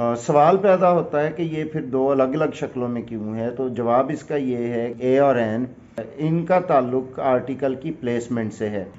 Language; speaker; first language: Urdu; non-native, local second language; Punjabi